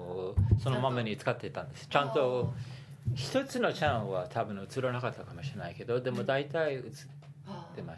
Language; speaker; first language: Japanese; non-native, fluent; English